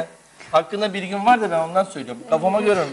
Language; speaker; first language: Turkish; native; Turkish